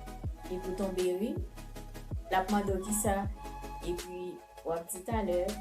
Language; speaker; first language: French; non-native, learner; Haitian Creole